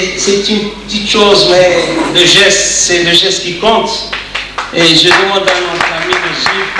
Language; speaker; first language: French; non-native, local second language; Arabic